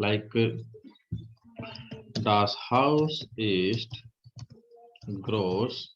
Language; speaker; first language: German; non-native, learner; Hindi